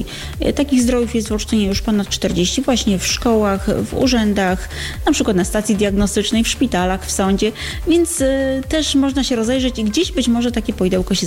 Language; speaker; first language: Polish; native; Polish